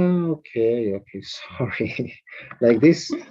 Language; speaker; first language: English; non-native, fluent; Spanish